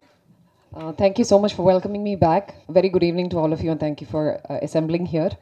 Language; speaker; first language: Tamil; non-native, fluent; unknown